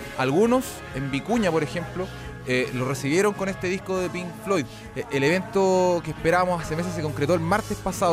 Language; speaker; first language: Spanish; native; Spanish